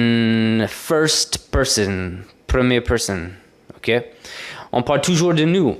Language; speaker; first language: French; non-native, fluent; English